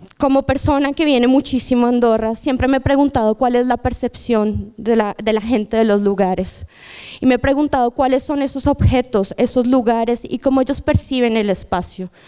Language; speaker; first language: Spanish; native; Spanish